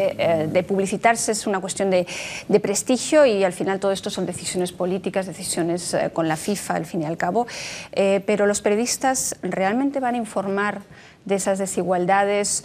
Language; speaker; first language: Spanish; native; Spanish